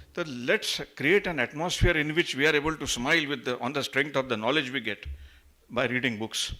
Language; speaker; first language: Hindi; non-native, local second language; Marathi